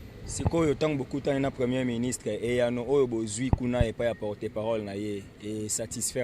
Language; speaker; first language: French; non-native, local second language; Lingala